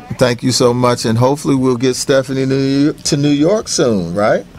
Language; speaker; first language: English; native; English